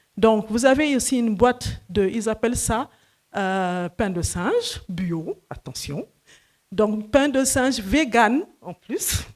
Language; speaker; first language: French; non-native, local second language; Fula